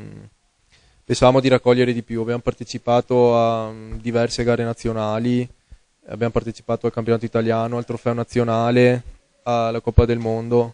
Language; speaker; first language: Italian; native; Italian